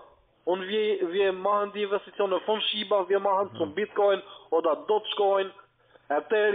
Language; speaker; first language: German; non-native, learner; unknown